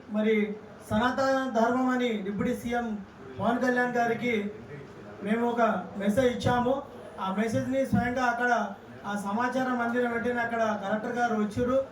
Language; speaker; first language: Telugu; non-native, local second language; Lambadi